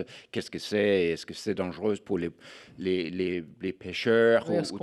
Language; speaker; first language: French; non-native, fluent; Danish